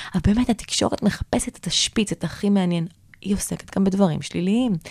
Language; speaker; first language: Hebrew; native; Hebrew